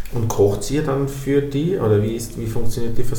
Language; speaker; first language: German; native; German